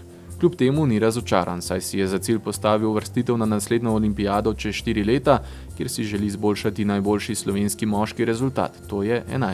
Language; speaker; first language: Slovenian; native; Slovenian